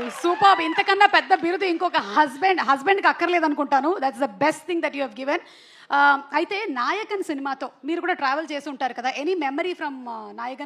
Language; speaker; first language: Telugu; native; Telugu